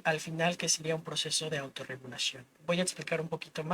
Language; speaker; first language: Spanish; native; Spanish